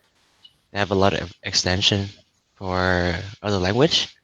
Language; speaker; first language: English; non-native, learner; Vietnamese